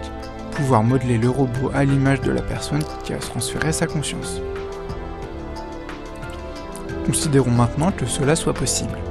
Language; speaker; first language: French; native; French